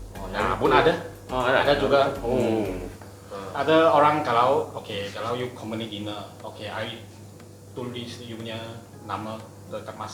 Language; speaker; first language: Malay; non-native, local second language; Chinese